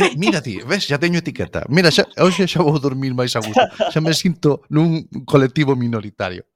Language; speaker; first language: Galician; non-native, local second language; Spanish